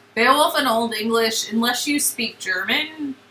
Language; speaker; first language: English; native; English